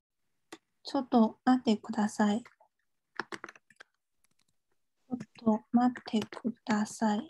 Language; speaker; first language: Japanese; non-native, fluent; Chinese